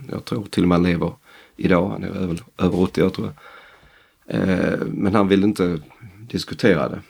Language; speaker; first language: Swedish; native; Swedish